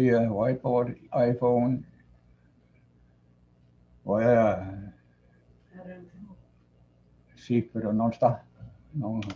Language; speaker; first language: Spanish; non-native, fluent; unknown